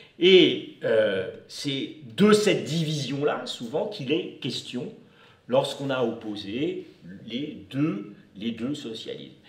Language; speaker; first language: French; native; French